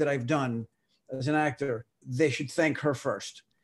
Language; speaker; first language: English; early bilingual, other home language; Spanish